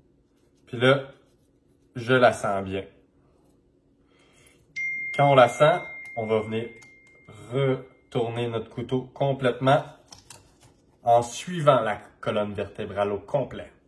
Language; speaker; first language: French; native; French